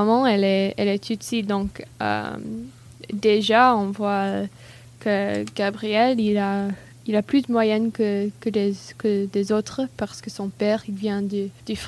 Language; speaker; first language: French; non-native, learner; English